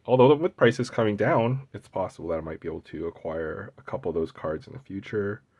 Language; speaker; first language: English; native; English